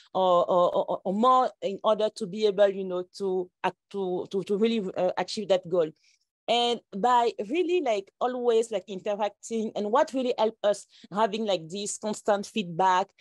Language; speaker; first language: English; non-native, local second language; French